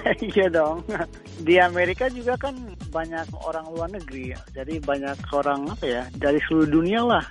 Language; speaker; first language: Indonesian; early bilingual, heritage; Indonesian